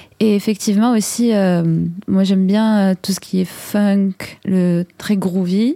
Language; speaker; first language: French; non-native, local second language; Arabic